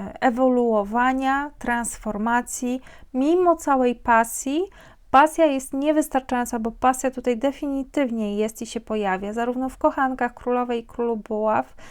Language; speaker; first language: Polish; native; Polish